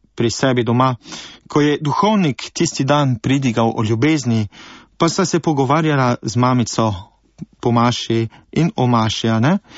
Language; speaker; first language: Slovenian; native; Slovenian